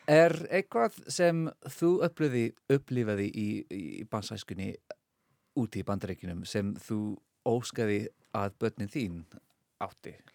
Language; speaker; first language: Icelandic; non-native, fluent; English